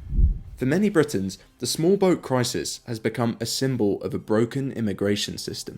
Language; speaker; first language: English; native; English